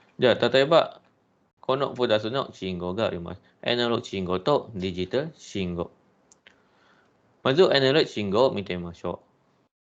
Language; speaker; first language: Japanese; non-native, fluent; Malay